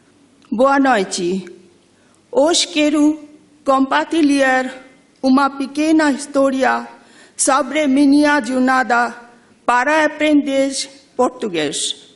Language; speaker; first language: Portuguese; non-native, learner; Bangla